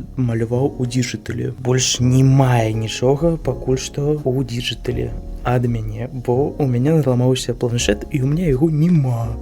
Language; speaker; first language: Belarusian; non-native, local second language; Russian